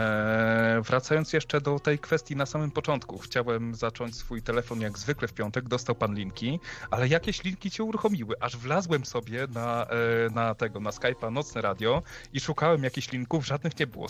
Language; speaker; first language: Polish; native; Polish